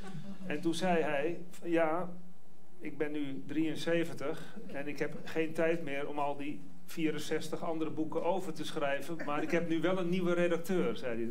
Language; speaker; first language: Dutch; native; Dutch